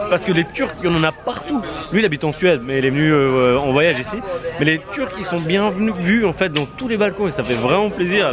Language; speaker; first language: French; native; French